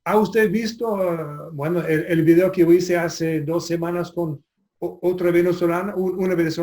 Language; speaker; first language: Spanish; non-native, fluent; English